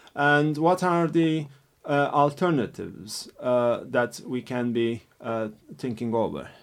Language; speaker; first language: English; non-native, fluent; Turkish